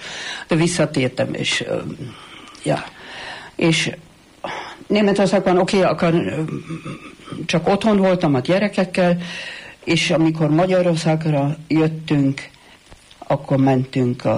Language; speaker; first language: Hungarian; early bilingual, heritage; Hungarian